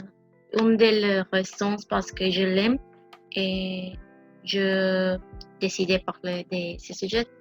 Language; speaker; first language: French; non-native, learner; Spanish